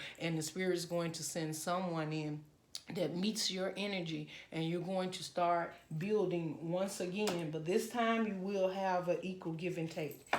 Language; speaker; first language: English; native; English